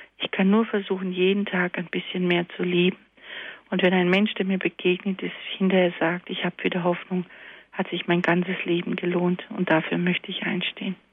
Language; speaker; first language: German; early bilingual, other home language; Croatian